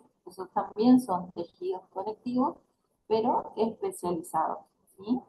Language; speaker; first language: Spanish; native; Spanish